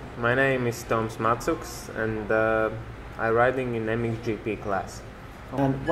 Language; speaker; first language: English; non-native, learner; Latvian